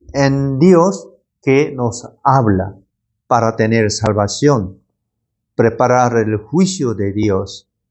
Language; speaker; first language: Spanish; non-native, learner; Korean